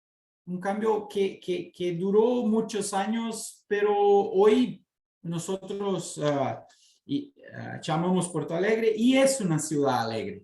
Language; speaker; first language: Spanish; non-native, fluent; Portuguese